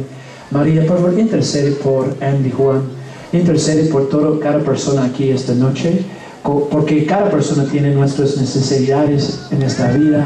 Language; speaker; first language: Spanish; non-native, learner; English